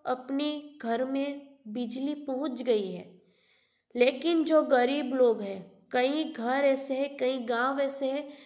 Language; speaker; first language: Hindi; non-native, local second language; Gujarati